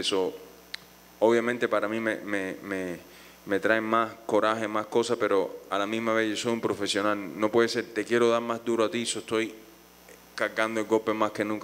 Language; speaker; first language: Spanish; early bilingual, heritage; Spanish